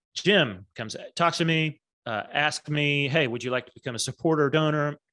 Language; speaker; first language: English; native; English